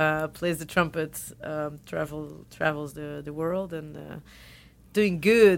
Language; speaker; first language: English; non-native, fluent; Hebrew